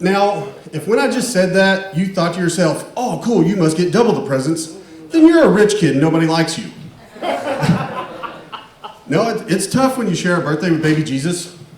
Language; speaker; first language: English; native; English